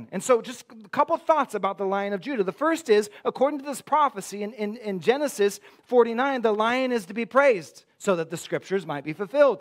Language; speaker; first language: English; native; English